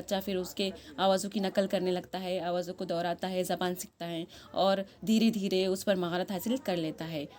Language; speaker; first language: Urdu; native; Urdu